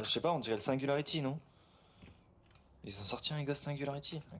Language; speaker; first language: French; native; French